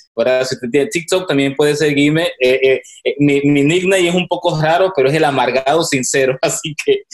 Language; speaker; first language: Spanish; native; Spanish